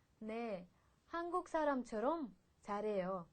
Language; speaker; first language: Korean; non-native, fluent; Russian